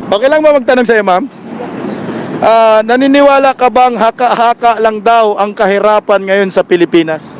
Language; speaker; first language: Filipino; native; Filipino